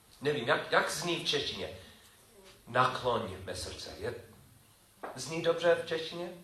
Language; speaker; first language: Czech; non-native, learner; English